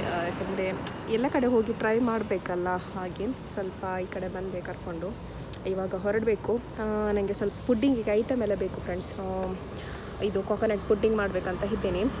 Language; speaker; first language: Kannada; non-native, local second language; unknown